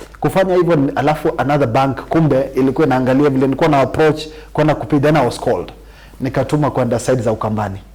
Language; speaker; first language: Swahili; non-native, local second language; Gusii